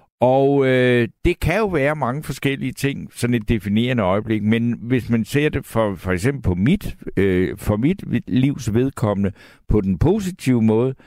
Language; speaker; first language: Danish; native; Danish